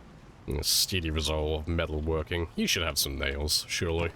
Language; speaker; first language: English; native; English